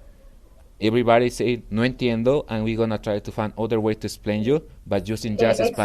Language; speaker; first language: English; non-native, fluent; Spanish